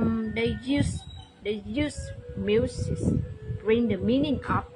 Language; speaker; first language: English; non-native, learner; Vietnamese